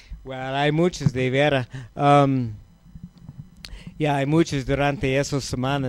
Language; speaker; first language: Spanish; non-native, learner; English